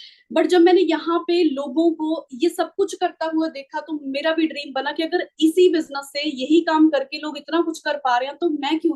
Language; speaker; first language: Hindi; non-native, local second language; Punjabi